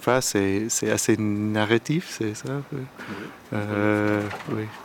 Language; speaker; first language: French; non-native, learner; Arabic